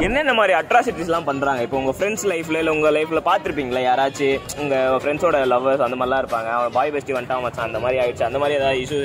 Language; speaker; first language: Tamil; native; Tamil